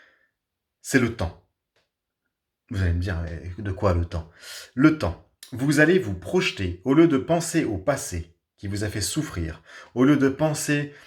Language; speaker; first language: French; native; French